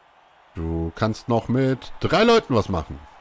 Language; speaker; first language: German; native; German